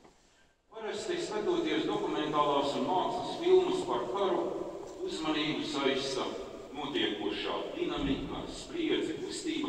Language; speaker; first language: Latvian; native; Latvian